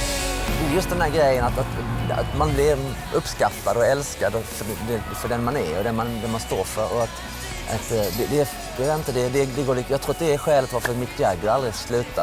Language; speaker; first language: Swedish; native; Swedish